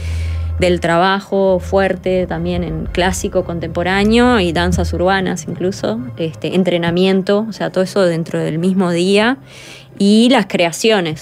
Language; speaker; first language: Spanish; native; Spanish